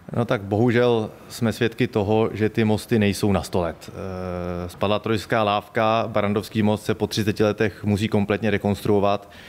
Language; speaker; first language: Czech; native; Czech